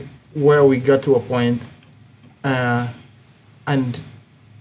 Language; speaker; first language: English; non-native, local second language; Ganda